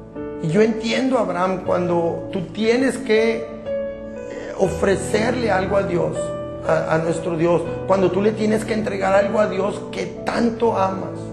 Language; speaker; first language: Spanish; native; Spanish